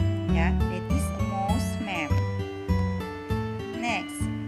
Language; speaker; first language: English; non-native, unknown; Indonesian